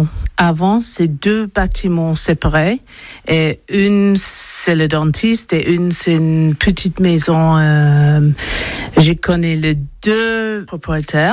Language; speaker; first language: French; non-native, learner; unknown